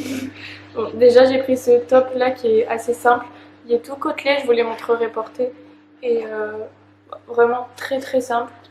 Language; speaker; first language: French; native; French